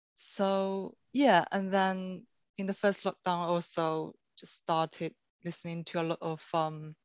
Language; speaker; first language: English; non-native, fluent; Chinese